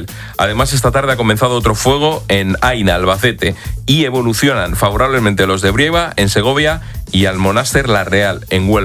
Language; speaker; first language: Spanish; native; Spanish